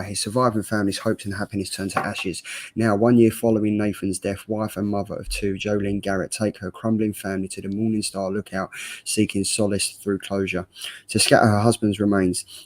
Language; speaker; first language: English; native; English